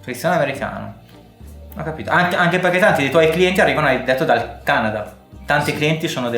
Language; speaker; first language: Italian; native; Italian